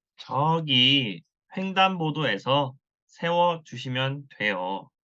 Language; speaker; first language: Korean; non-native, learner; Thai